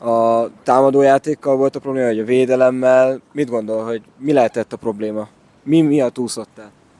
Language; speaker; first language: Hungarian; native; Hungarian